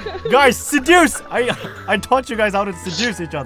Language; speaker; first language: English; non-native, fluent; Korean